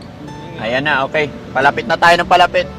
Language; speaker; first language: Filipino; native; Filipino